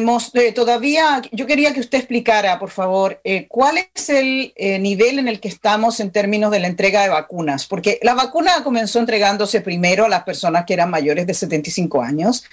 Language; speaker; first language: Spanish; native; Spanish